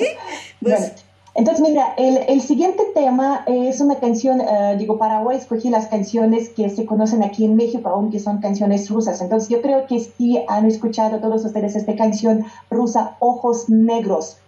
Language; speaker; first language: Spanish; non-native, fluent; Russian